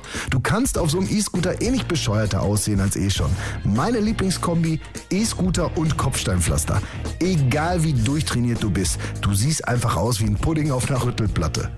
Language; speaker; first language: German; native; German